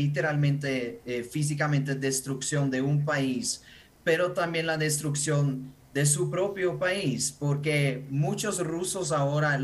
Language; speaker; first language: Spanish; non-native, fluent; Ukrainian